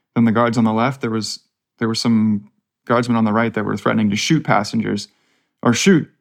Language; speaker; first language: English; native; English